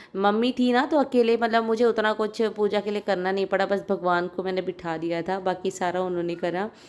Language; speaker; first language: Hindi; non-native, local second language; Odia